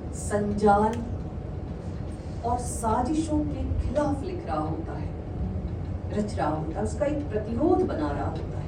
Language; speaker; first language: Hindi; native; Hindi